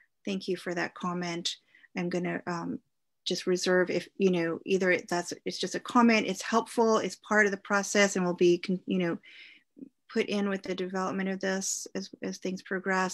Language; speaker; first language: English; native; English